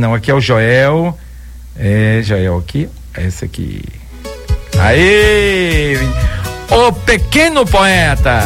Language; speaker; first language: Portuguese; native; Portuguese